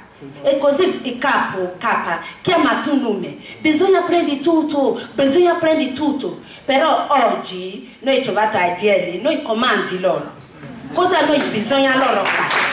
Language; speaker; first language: Italian; non-native, learner; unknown